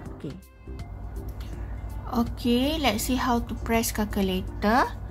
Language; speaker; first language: English; non-native, local second language; Malay